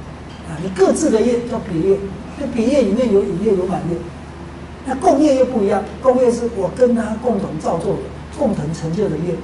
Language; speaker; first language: Chinese; native; Chinese